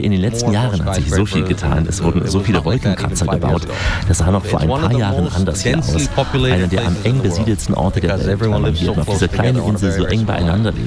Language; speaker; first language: German; native; German